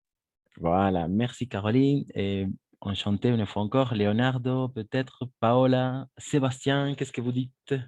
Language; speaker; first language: French; non-native, fluent; Spanish